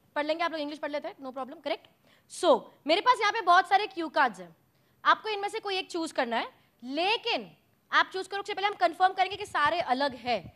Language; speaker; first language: Hindi; native; Hindi